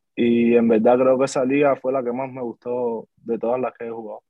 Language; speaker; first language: Spanish; native; Spanish